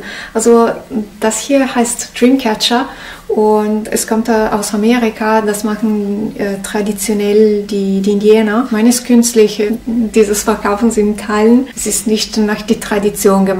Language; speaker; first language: German; non-native, learner; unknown